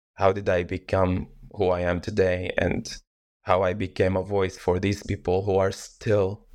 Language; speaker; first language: English; non-native, fluent; Arabic